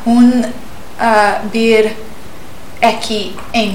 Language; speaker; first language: Icelandic; non-native, learner; English